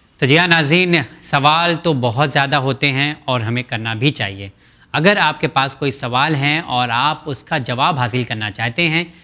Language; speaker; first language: Hindi; native; Hindi